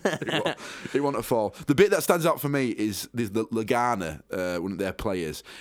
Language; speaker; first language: English; native; English